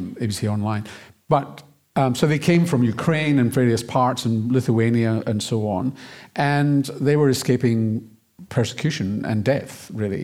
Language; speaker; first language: English; native; English